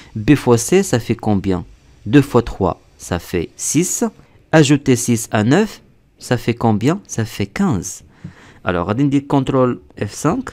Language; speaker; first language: French; non-native, local second language; Arabic